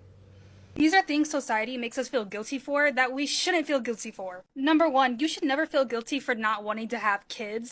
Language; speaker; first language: English; native; English